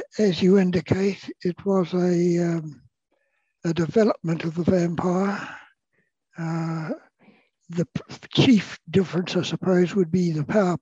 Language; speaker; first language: English; native; English